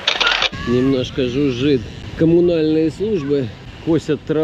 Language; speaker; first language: Russian; native; Russian